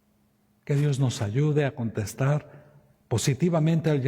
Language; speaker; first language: Spanish; native; Spanish